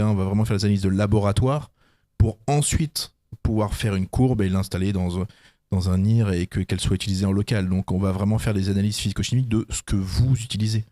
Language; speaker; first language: French; native; French